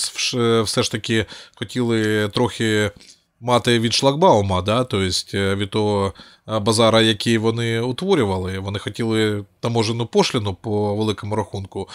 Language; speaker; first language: Ukrainian; non-native, local second language; Russian